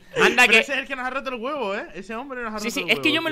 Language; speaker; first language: Spanish; native; Spanish